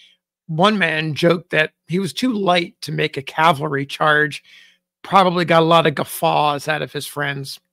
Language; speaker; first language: English; native; English